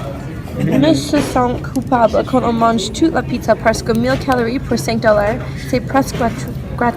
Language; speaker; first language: French; non-native, learner; English